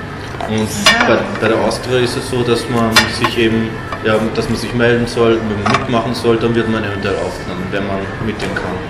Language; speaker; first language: German; native; German